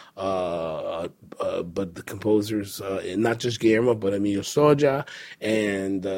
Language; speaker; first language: English; early bilingual, other home language; Spanish